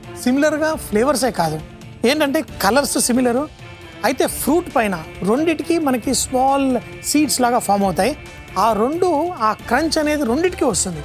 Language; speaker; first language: Telugu; native; Telugu